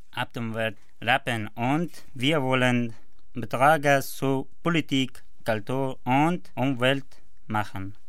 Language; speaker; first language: German; non-native, learner; Persian